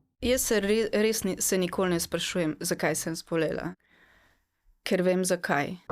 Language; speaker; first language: Slovenian; non-native, local second language; Hungarian